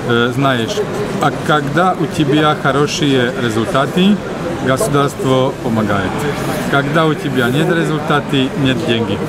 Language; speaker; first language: Russian; non-native, learner; Slovak